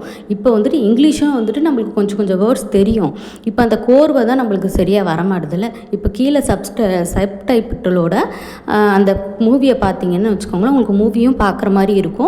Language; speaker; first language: Tamil; native; Tamil